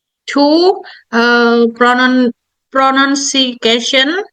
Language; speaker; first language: English; non-native, learner; Indonesian